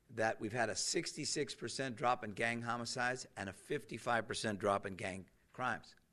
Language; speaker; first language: English; native; English